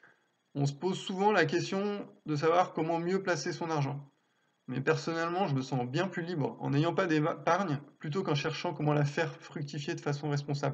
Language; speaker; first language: French; native; French